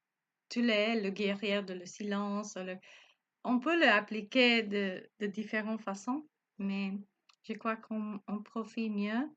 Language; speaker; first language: French; non-native, learner; Spanish